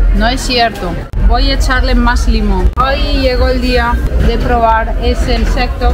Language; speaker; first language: Spanish; non-native, fluent; Italian